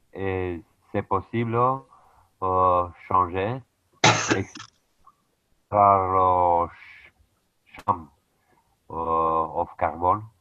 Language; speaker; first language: French; non-native, learner; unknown